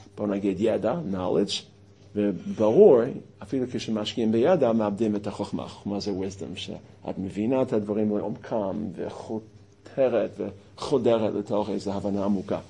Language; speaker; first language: Hebrew; non-native, fluent; English